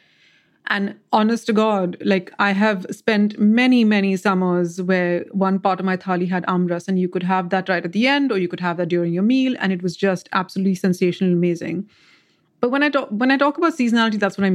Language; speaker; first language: English; non-native, local second language; Marathi